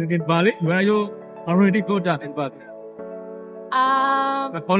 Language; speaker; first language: English; non-native, learner; Indonesian